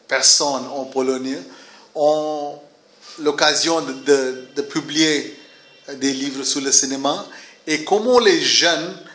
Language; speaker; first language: French; non-native, fluent; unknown